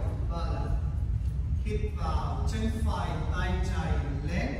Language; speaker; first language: Vietnamese; non-native, learner; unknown